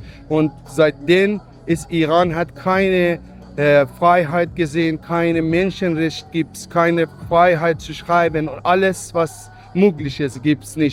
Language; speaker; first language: German; non-native, learner; Persian